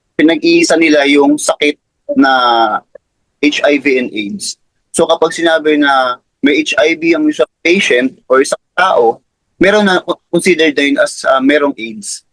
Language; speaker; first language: Filipino; native; Filipino